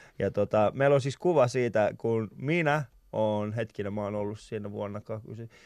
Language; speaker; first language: Finnish; early bilingual, other home language; Persian